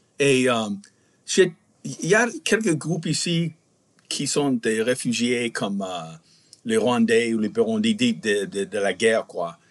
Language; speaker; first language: French; non-native, fluent; English